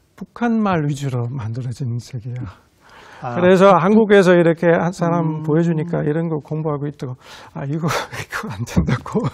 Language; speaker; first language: Korean; non-native, fluent; German